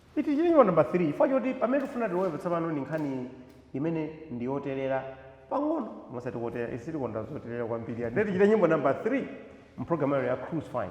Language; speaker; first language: Nyanja; native; Nyanja